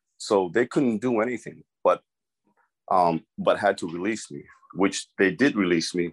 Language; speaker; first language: English; early bilingual, other home language; Khmer